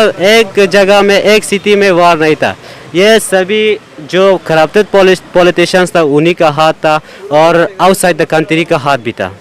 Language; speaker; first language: Hindi; non-native, fluent; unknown